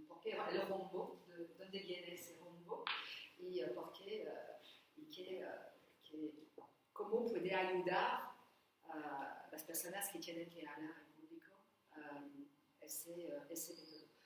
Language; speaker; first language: Spanish; non-native, learner; French